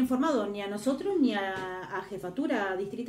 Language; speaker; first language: Spanish; native; Spanish